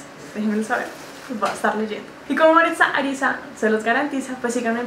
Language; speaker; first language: Spanish; native; Spanish